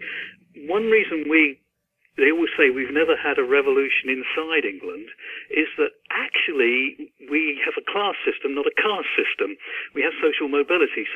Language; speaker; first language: English; native; English